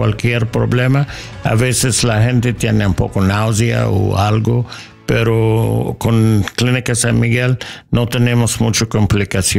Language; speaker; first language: Spanish; non-native, learner; English